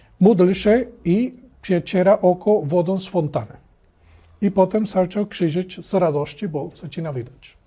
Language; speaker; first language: Polish; non-native, learner; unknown